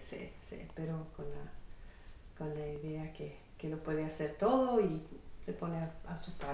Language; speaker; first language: Spanish; non-native, fluent; English